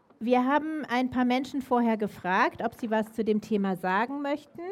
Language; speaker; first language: German; native; German